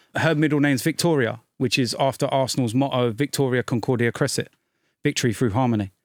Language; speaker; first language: English; native; English